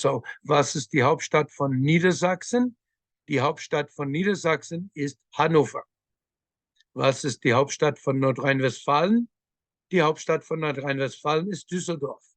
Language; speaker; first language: German; non-native, fluent; English